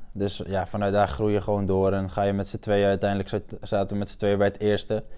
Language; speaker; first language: Dutch; native; Dutch